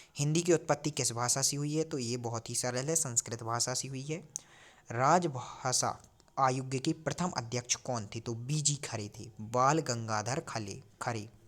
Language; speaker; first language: Hindi; native; Hindi